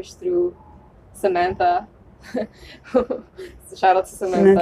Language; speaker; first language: English; non-native, local second language; German